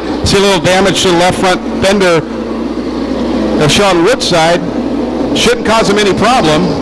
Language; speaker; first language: English; native; English